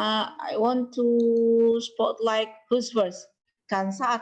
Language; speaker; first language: English; non-native, learner; Indonesian